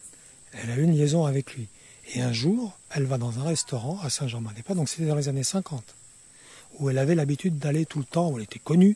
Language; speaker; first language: French; native; French